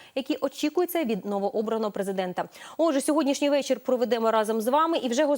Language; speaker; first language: Ukrainian; native; Ukrainian